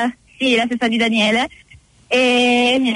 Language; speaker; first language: Italian; native; Italian